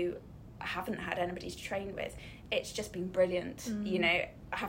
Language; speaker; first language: English; native; English